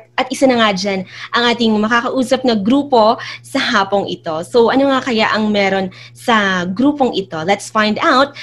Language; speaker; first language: Filipino; native; Filipino